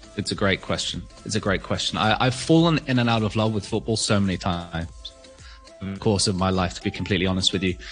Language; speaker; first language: English; native; English